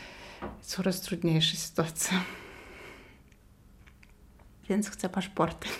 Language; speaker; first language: Polish; non-native, fluent; Russian